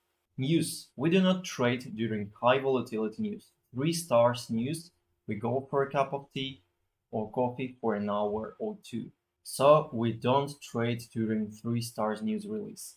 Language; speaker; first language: English; non-native, fluent; Russian